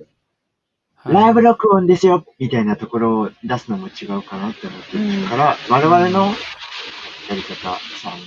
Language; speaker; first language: Japanese; native; Japanese